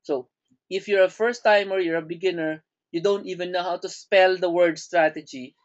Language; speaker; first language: English; non-native, local second language; Filipino